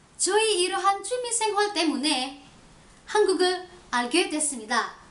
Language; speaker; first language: Korean; non-native, learner; Indonesian